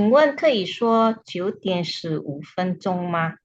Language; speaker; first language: Chinese; non-native, learner; Indonesian